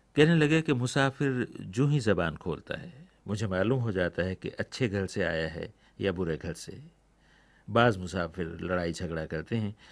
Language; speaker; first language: Urdu; native; Urdu